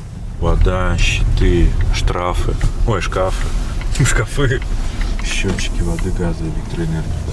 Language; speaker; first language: Russian; native; Russian